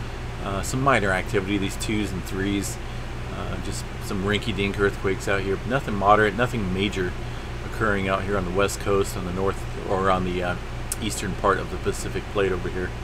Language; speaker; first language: English; native; English